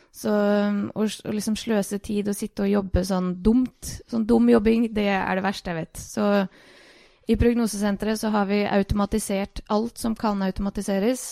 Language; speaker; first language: Norwegian; early bilingual, other home language; Bosnian